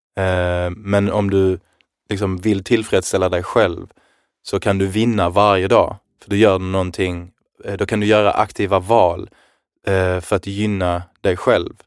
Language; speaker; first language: Swedish; early bilingual, other home language; Arabic